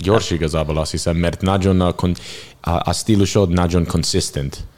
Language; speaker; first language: Hungarian; non-native, learner; English